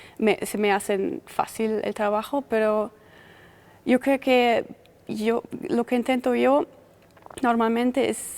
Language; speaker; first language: Spanish; non-native, fluent; German